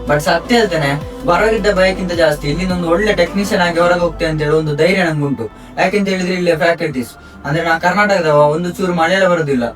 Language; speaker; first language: Kannada; native; Kannada